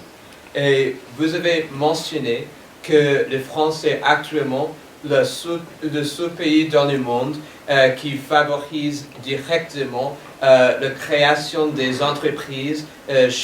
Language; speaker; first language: French; non-native, fluent; English